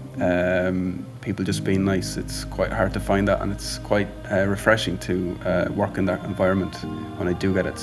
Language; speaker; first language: English; native; English